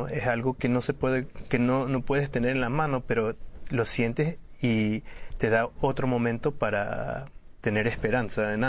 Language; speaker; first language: Spanish; early bilingual, heritage; Spanish